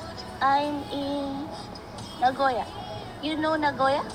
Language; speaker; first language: English; non-native, learner; Filipino